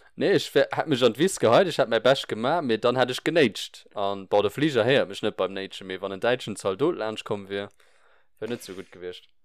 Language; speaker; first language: Luxembourgish; early bilingual, other home language; English